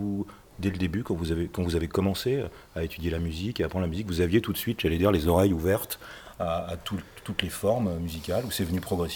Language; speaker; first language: French; native; French